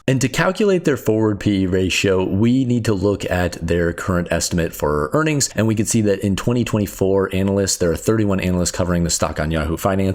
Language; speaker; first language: English; native; English